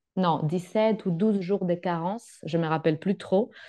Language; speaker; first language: French; non-native, fluent; Greek